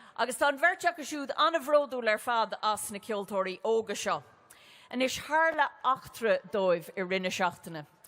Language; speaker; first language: Irish; native; Irish